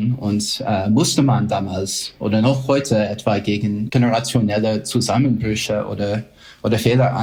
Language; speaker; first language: German; non-native, fluent; English